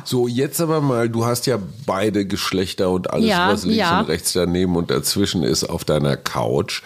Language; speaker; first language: German; native; German